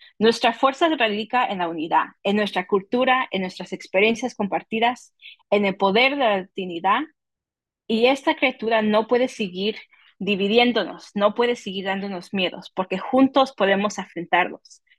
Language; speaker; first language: Spanish; early bilingual, heritage; Spanish